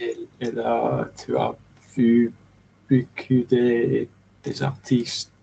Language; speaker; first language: French; non-native, learner; English